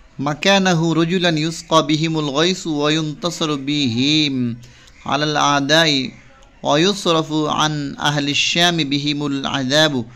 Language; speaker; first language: Arabic; non-native, fluent; Bangla